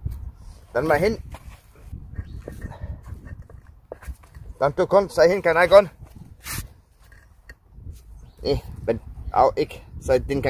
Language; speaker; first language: Thai; non-native, learner; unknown